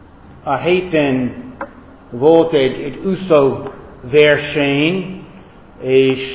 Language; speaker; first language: Hungarian; non-native, fluent; English